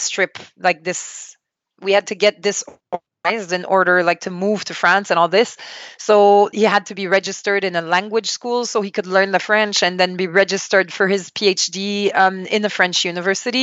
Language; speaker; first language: English; non-native, fluent; French